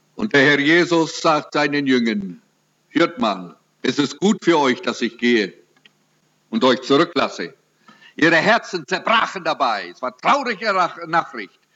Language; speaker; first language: German; early bilingual, heritage; German